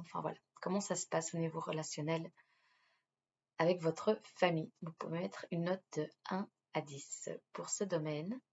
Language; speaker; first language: French; native; French